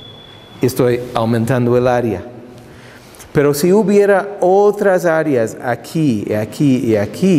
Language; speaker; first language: Spanish; non-native, fluent; English